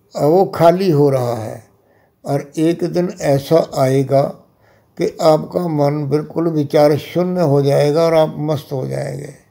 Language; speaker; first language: Hindi; non-native, local second language; Punjabi